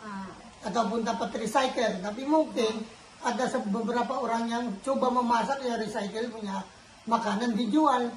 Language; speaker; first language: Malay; non-native, local second language; Filipino